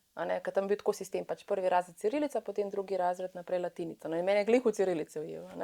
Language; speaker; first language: Slovenian; early bilingual, other home language; Bosnian